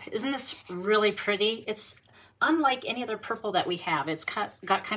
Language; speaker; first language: English; native; English